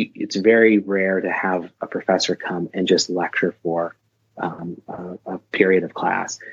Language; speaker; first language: English; native; English